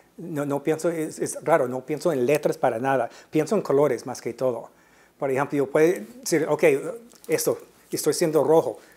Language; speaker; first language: Spanish; non-native, fluent; English